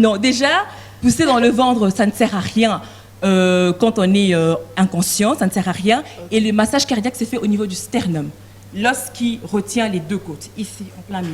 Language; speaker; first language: French; non-native, local second language; Lingala